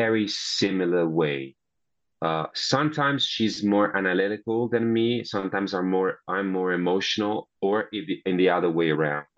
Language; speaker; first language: English; non-native, fluent; Italian